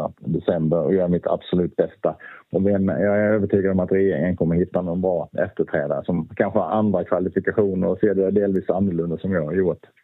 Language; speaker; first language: Swedish; native; Swedish